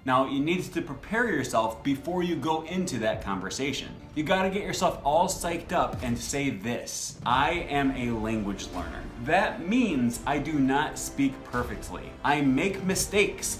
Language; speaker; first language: English; native; English